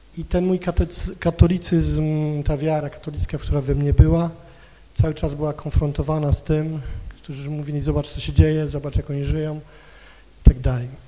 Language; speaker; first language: Polish; non-native, local second language; Kashubian